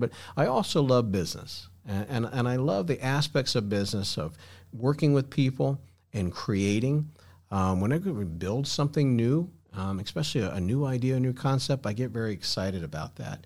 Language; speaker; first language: English; native; English